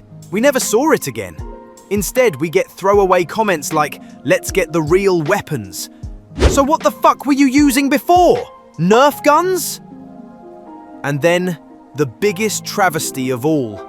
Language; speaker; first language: English; native; English